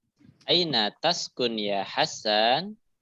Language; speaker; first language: Arabic; non-native, fluent; Indonesian